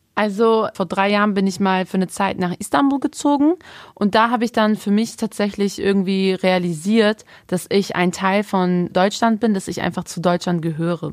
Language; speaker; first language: German; native; German